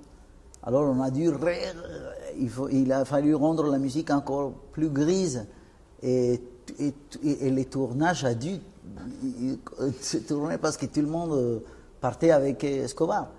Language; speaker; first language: French; non-native, fluent; Spanish